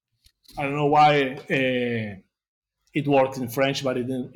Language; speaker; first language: English; non-native, fluent; Spanish